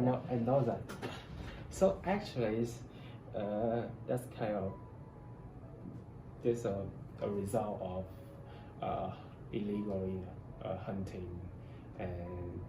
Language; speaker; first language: English; non-native, learner; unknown